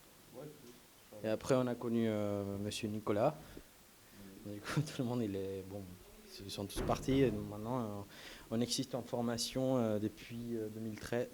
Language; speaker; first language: French; non-native, fluent; Spanish